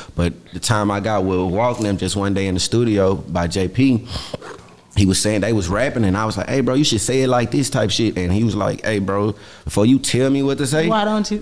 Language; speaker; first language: English; native; English